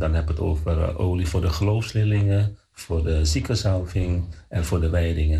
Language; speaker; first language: Dutch; non-native, fluent; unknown